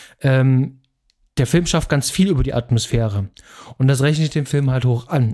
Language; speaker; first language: German; native; German